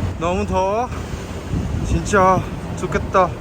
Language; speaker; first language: Korean; non-native, learner; Chinese